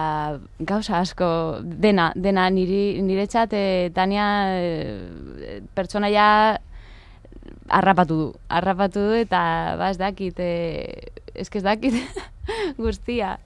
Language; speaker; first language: Basque; non-native, local second language; Spanish